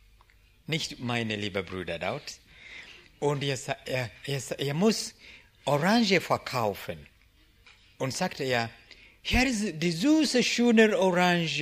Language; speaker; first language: German; non-native, learner; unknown